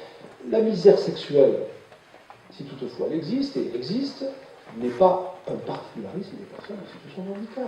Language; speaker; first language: French; native; French